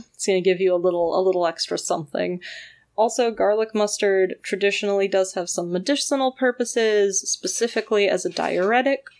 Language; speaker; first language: English; native; English